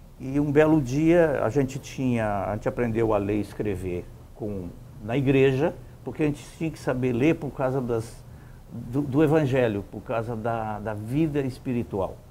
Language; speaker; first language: Portuguese; native; Portuguese